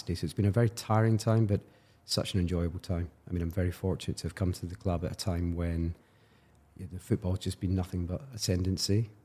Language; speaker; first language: English; native; English